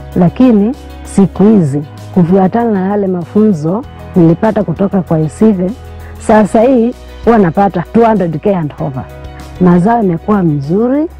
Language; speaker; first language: Swahili; non-native, local second language; Kamba